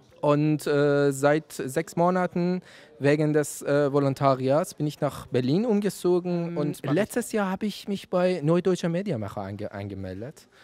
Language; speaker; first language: German; non-native, fluent; Persian